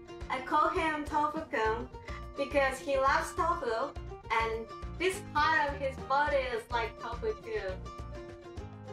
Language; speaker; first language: English; non-native, fluent; Japanese